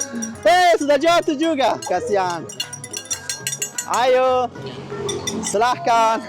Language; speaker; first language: Indonesian; non-native, learner; Persian